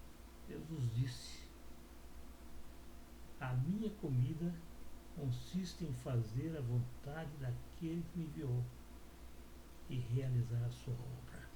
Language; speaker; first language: Portuguese; native; Portuguese